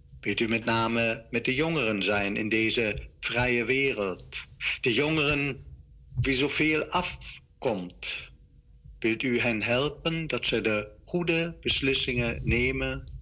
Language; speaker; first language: Dutch; non-native, fluent; German